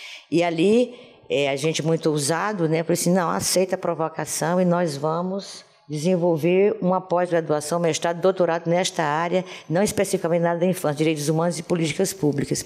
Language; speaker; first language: Portuguese; native; Portuguese